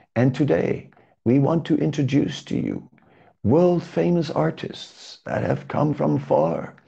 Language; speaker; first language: English; non-native, fluent; Dutch